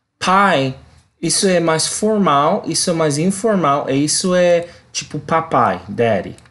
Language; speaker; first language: Portuguese; non-native, learner; English